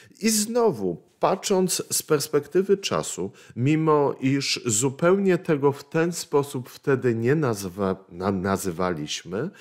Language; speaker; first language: Polish; native; Polish